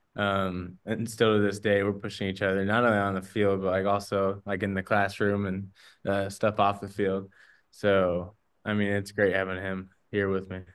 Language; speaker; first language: English; native; English